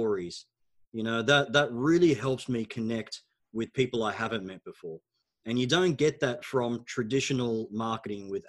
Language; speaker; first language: English; non-native, local second language; Arabic